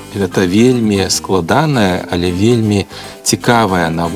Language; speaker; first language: Belarusian; native; Belarusian